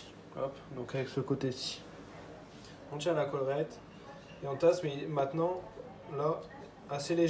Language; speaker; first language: French; native; French